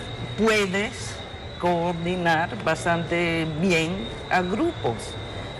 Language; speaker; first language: Spanish; non-native, fluent; English